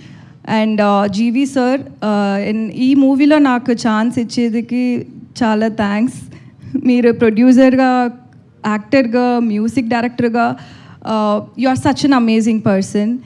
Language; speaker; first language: Telugu; non-native, learner; Tamil